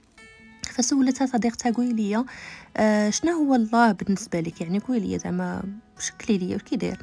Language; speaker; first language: Arabic; native; Arabic